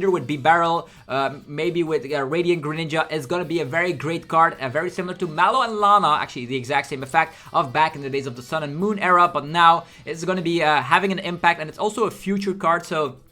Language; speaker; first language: English; non-native, fluent; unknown